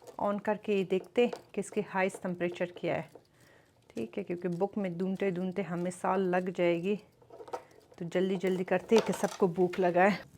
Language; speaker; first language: Urdu; early bilingual, other home language; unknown